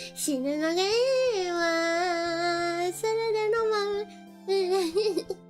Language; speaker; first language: Japanese; non-native, learner; English